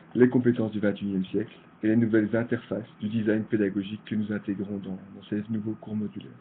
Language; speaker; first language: French; native; French